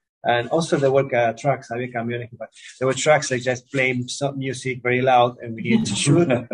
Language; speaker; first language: English; non-native, fluent; Spanish